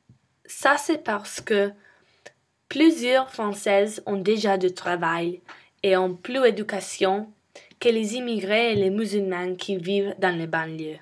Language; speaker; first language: French; non-native, learner; English